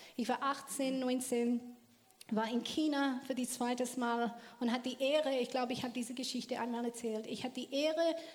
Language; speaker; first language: German; non-native, fluent; English